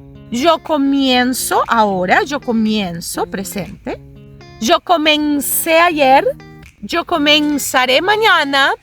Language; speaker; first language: Spanish; non-native, fluent; Portuguese